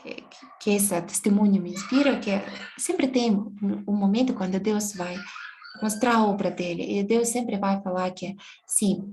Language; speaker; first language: Portuguese; non-native, fluent; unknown